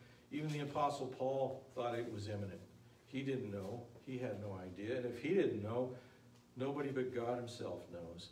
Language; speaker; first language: English; native; English